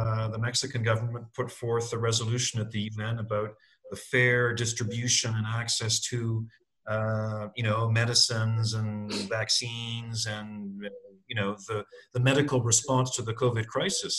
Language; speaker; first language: English; native; English